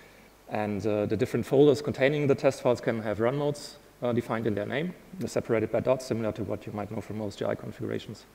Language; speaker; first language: English; non-native, fluent; German